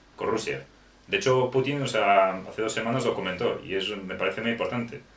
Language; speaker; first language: Spanish; non-native, fluent; Ukrainian